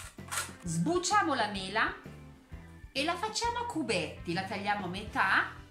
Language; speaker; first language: Italian; native; Italian